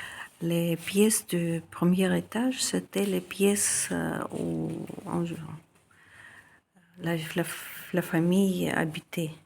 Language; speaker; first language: French; non-native, fluent; Russian